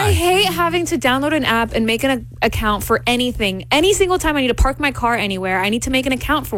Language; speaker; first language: English; native; English